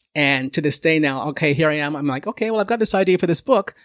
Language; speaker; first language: English; native; English